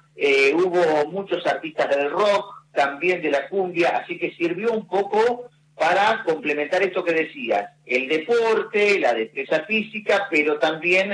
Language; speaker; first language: Spanish; native; Spanish